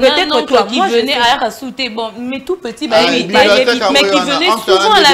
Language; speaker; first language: French; non-native, local second language; Lingala